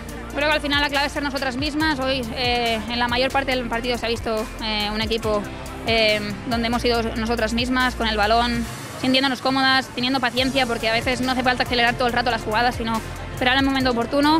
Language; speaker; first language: Spanish; native; Spanish